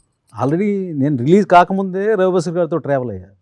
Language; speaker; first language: Telugu; native; Telugu